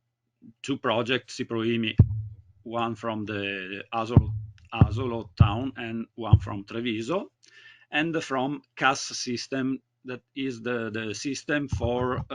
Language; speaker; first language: English; non-native, learner; Italian